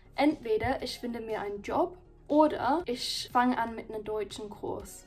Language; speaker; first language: German; non-native, fluent; English